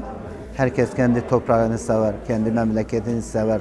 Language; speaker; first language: Turkish; non-native, learner; Persian